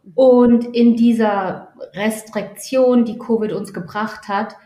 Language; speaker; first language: German; native; German